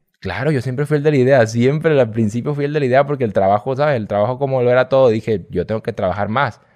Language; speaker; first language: Spanish; native; Spanish